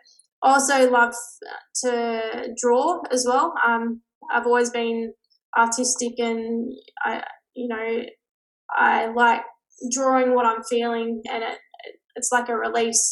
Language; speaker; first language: English; native; English